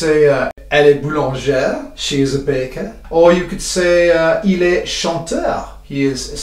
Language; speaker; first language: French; non-native, fluent; English